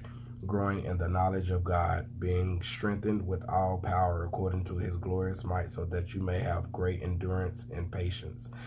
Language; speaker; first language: English; native; English